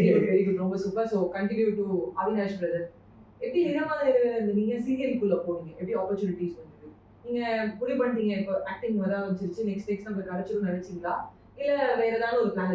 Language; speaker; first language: Tamil; native; Tamil